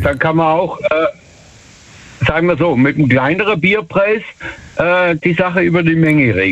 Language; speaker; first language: German; native; German